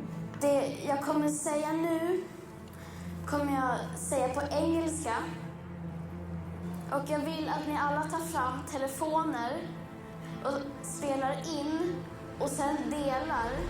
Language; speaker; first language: Swedish; native; Swedish